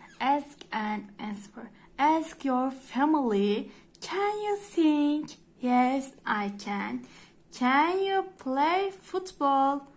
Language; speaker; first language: English; non-native, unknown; Turkish